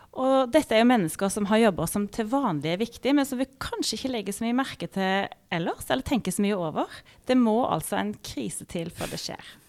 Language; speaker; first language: Norwegian; native; Norwegian